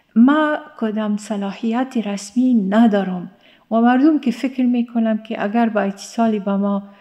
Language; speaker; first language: Persian; non-native, fluent; Arabic